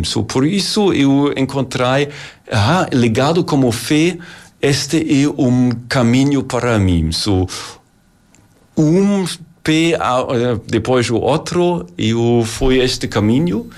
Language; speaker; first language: Portuguese; non-native, learner; German